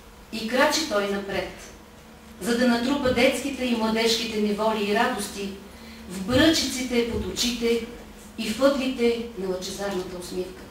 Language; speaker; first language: Bulgarian; native; Bulgarian